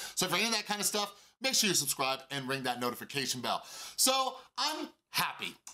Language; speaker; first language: English; native; English